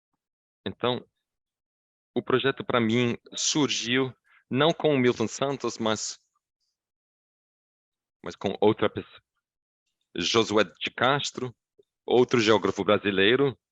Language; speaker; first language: Portuguese; non-native, fluent; English